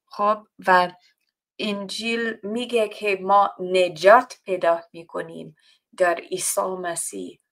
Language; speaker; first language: Persian; non-native, fluent; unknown